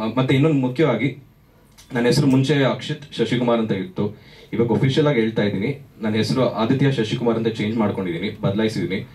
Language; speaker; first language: Kannada; native; Kannada